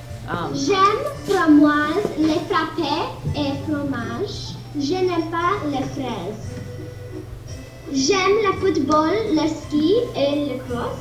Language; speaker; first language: French; non-native, learner; English